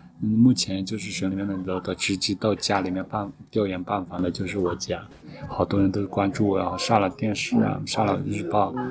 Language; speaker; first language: Chinese; non-native, local second language; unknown